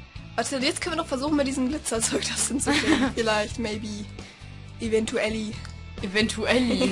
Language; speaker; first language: German; native; German